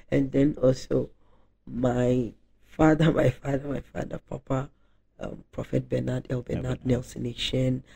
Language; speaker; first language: English; non-native, local second language; Akan